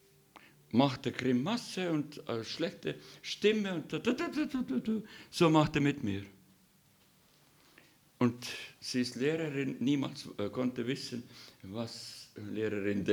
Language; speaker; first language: German; non-native, learner; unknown